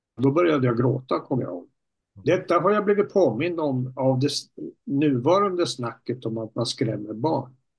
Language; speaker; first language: Swedish; native; Swedish